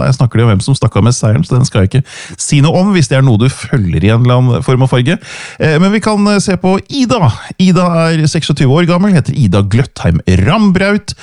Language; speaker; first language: Norwegian; native; Norwegian